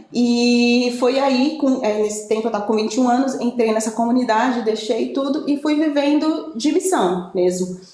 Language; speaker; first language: Portuguese; native; Portuguese